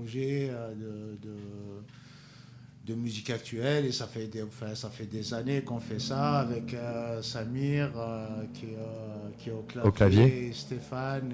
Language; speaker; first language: French; non-native, local second language; Kabyle